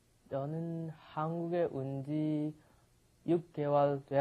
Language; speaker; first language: Korean; non-native, learner; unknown